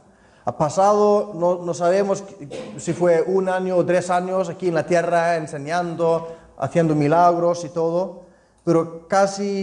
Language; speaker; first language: Spanish; non-native, fluent; Icelandic